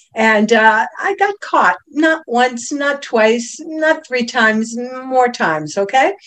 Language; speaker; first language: English; native; English